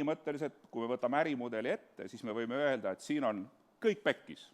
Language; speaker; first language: Estonian; native; Estonian